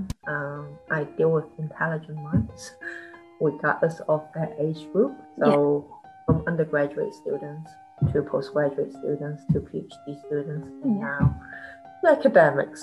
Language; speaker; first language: English; non-native, local second language; Cantonese